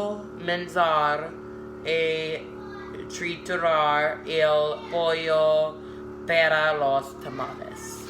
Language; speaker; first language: Spanish; non-native, learner; English